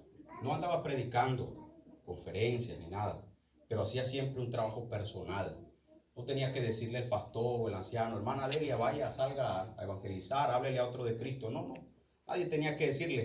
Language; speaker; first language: Spanish; native; Spanish